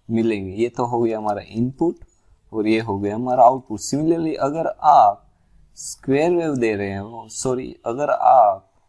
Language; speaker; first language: Hindi; non-native, local second language; Gujarati